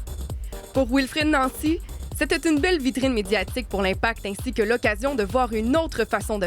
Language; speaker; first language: French; native; French